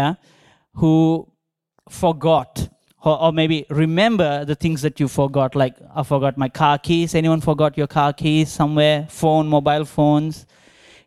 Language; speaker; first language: English; non-native, local second language; Telugu